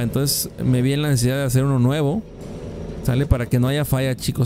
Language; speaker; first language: Spanish; native; Spanish